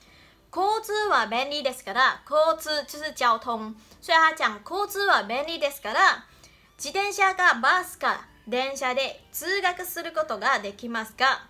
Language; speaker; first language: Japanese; non-native, fluent; Chinese